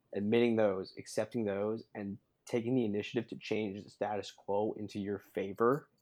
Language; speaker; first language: English; native; English